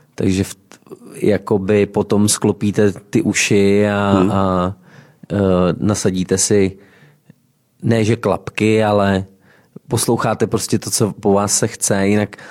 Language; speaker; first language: Czech; native; Czech